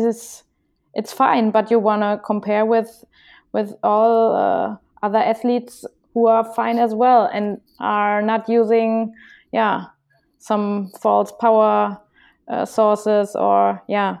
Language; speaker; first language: English; non-native, fluent; German